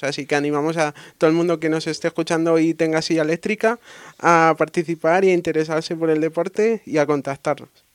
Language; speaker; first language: Spanish; native; Spanish